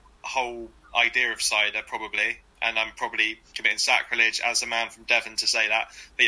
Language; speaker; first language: English; native; English